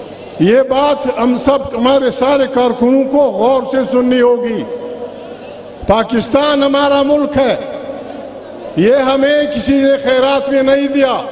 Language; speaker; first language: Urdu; non-native, local second language; Pashto